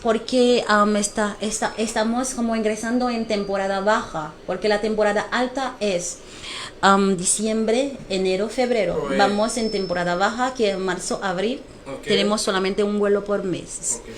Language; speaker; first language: Spanish; non-native, fluent; Haitian Creole